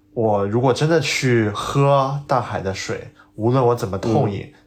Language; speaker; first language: Chinese; non-native, local second language; Cantonese